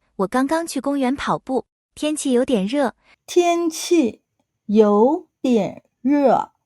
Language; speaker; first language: Chinese; non-native, fluent; Thai